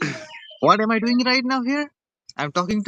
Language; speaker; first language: English; non-native, fluent; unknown